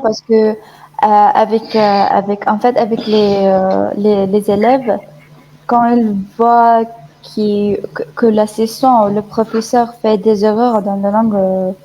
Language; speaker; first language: French; non-native, fluent; Arabic